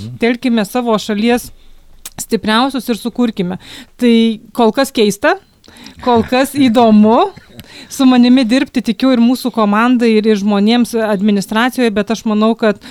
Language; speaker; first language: Lithuanian; native; Lithuanian